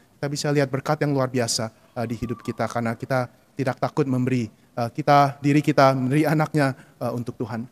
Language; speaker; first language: Indonesian; native; Indonesian